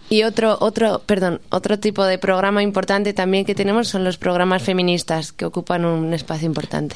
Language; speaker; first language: Spanish; native; Spanish